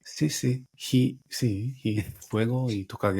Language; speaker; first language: Spanish; non-native, fluent; Japanese